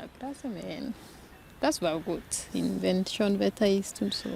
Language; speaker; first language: German; non-native, learner; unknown